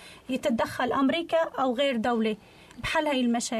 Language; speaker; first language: Arabic; native; Arabic